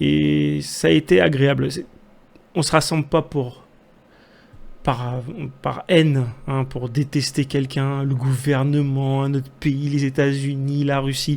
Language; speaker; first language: French; native; French